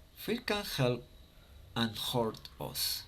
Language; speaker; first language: English; non-native, fluent; Spanish